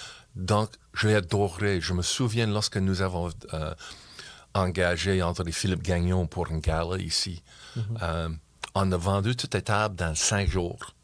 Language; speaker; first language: French; non-native, local second language; English